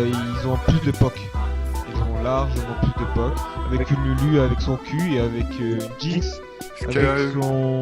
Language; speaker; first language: French; native; French